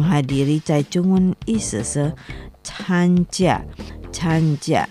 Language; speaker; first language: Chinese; non-native, fluent; Indonesian